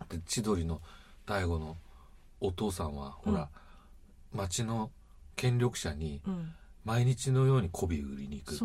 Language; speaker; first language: Japanese; native; Japanese